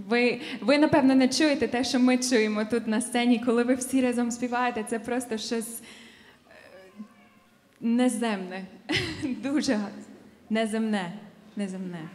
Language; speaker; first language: Ukrainian; non-native, fluent; English